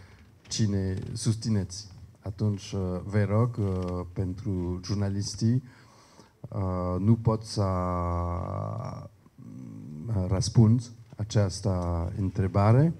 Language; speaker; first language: Romanian; non-native, learner; French